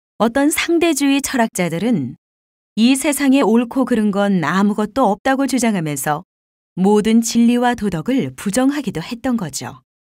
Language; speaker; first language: Korean; native; Korean